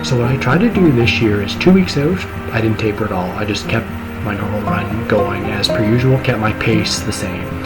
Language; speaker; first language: English; native; English